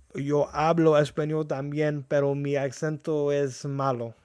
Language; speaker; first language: Spanish; early bilingual, heritage; Spanish